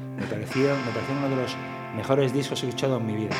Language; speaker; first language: Spanish; native; Spanish